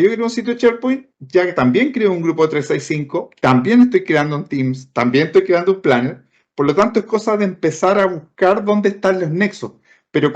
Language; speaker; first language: Spanish; native; Spanish